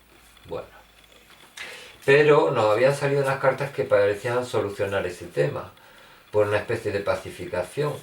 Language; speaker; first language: Spanish; early bilingual, heritage; Spanish